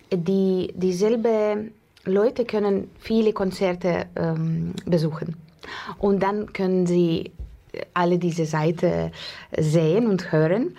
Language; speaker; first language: German; non-native, learner; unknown